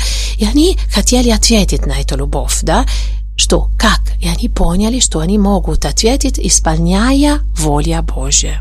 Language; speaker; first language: Russian; non-native, fluent; Italian